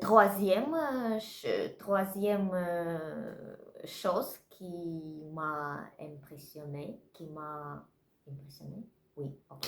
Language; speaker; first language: French; non-native, learner; Russian